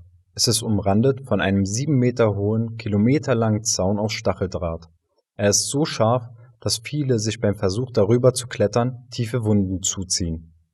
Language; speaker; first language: German; native; German